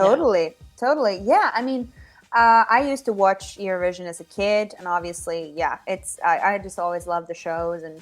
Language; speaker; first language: English; non-native, fluent; Finnish